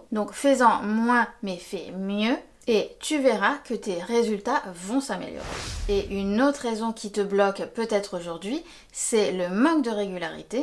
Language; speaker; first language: French; native; French